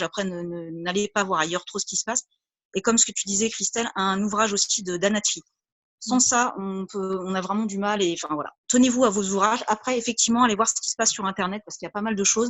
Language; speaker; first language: French; native; French